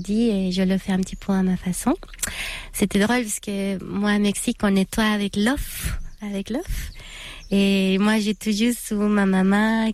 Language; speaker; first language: French; non-native, fluent; Spanish